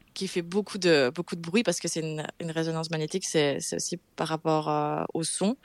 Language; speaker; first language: French; native; French